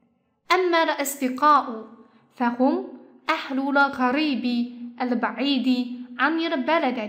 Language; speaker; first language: Arabic; non-native, fluent; Chinese